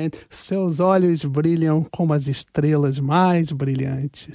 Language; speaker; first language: Portuguese; native; Portuguese